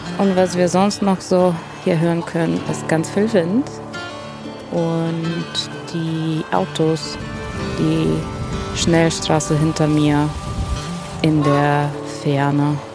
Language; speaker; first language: German; non-native, fluent; Bulgarian